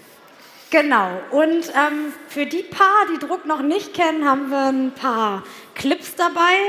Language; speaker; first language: German; native; German